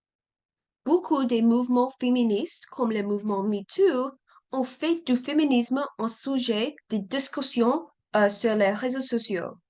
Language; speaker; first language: French; non-native, learner; English